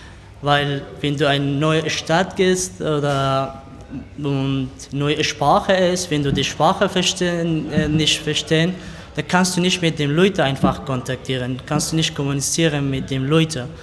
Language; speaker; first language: German; non-native, learner; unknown